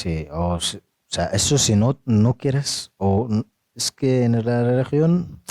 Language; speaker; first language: Spanish; non-native, fluent; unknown